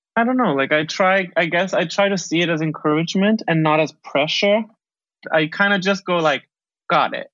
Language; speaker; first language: English; early bilingual, other home language; Spanish